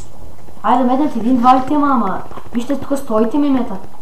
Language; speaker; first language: Bulgarian; native; Bulgarian